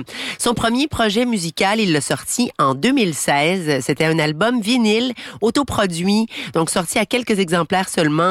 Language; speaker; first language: French; native; French